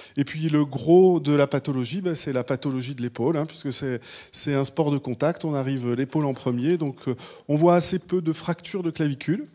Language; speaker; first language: French; native; French